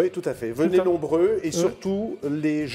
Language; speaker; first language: French; native; French